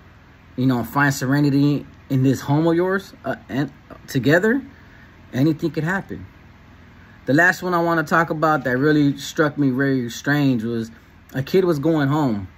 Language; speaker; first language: English; native; English